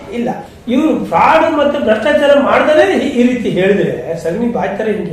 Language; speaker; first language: Kannada; native; Kannada